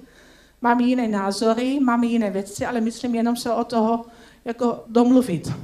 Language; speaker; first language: Czech; non-native, learner; Dutch